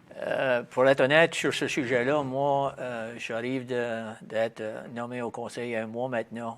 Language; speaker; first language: French; native; French